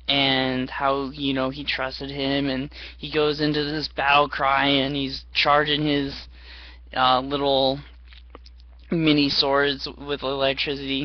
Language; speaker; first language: English; native; English